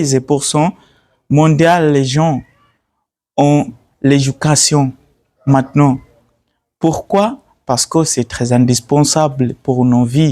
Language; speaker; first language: French; non-native, learner; Swahili